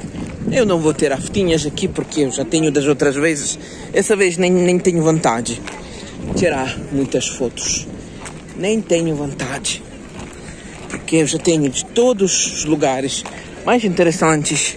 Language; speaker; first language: Portuguese; non-native, fluent; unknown